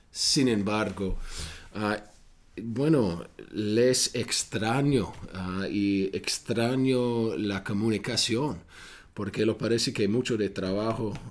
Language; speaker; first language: Spanish; non-native, fluent; English